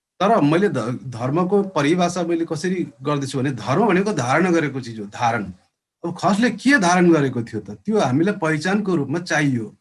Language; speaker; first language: Nepali; native; Nepali